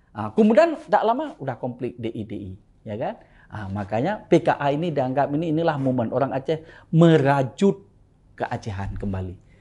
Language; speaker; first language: Indonesian; native; Indonesian